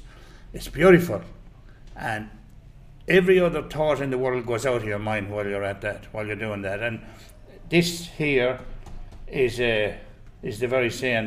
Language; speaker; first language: English; native; English